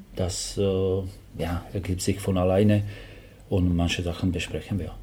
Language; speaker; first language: German; non-native, fluent; Slovak